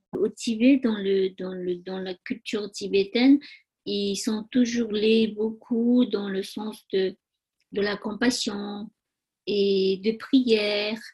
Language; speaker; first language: French; non-native, learner; Tibetan